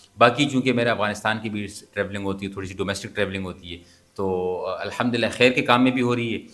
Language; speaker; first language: Urdu; non-native, local second language; Pashto